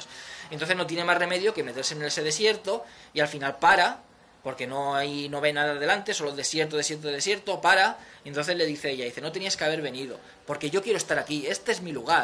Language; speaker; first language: Spanish; native; Spanish